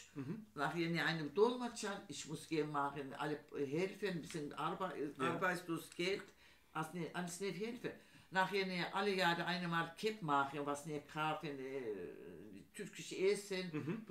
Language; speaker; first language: German; non-native, learner; Turkish